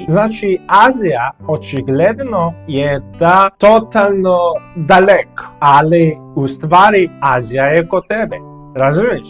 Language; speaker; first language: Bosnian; non-native, learner; Korean